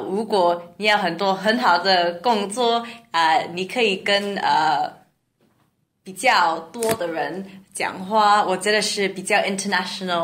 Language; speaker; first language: Chinese; non-native, learner; English